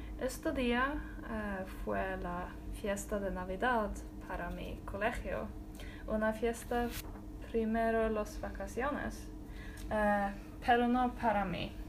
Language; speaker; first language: Spanish; non-native, learner; Norwegian